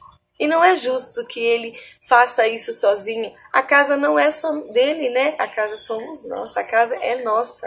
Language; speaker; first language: Portuguese; native; Portuguese